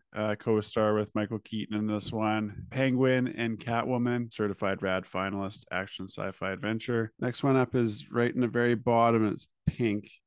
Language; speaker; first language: English; native; English